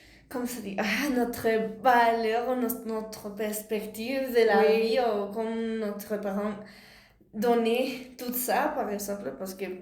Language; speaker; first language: French; non-native, learner; Spanish